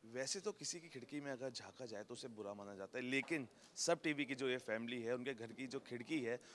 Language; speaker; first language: Hindi; native; Hindi